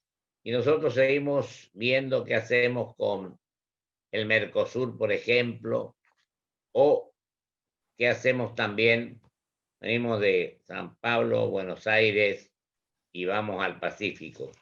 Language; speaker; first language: Spanish; native; Spanish